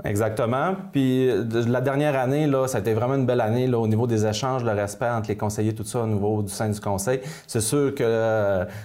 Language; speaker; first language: French; native; French